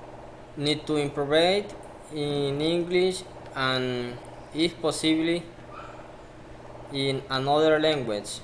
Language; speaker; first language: English; non-native, learner; Spanish